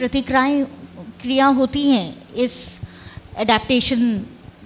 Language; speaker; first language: Hindi; native; Hindi